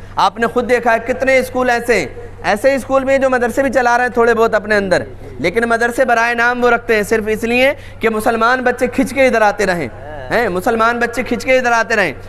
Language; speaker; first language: Urdu; native; Urdu